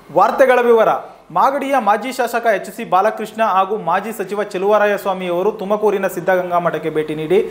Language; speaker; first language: Kannada; native; Kannada